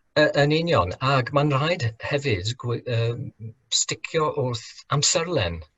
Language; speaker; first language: Welsh; non-native, fluent; English